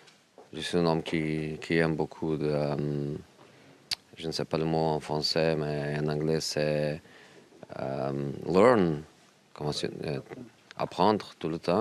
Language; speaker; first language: French; non-native, learner; Portuguese